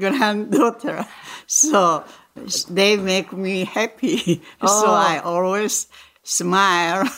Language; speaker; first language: English; non-native, learner; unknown